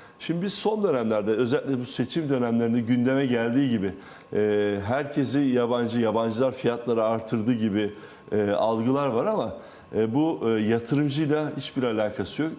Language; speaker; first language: Turkish; native; Turkish